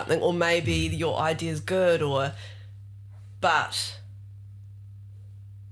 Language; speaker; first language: English; native; English